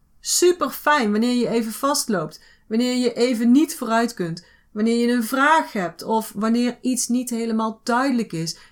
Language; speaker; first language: Dutch; native; Dutch